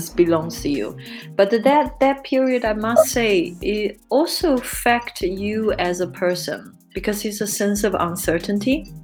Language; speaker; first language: English; non-native, fluent; Chinese